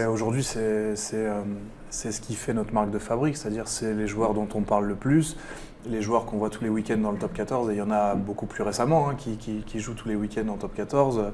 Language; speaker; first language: French; native; French